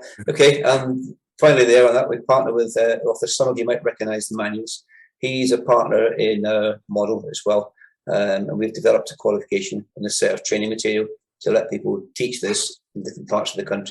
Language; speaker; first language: English; native; English